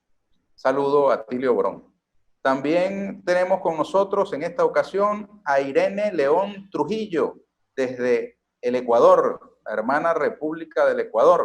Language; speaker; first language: Spanish; native; Spanish